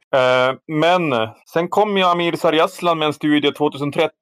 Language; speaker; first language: Swedish; native; Swedish